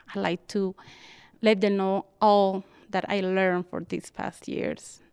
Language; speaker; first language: English; non-native, fluent; Spanish